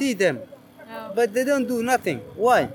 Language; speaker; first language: English; non-native, learner; Arabic